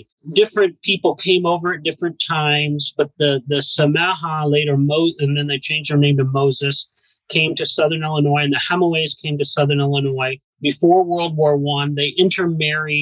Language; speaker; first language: English; native; English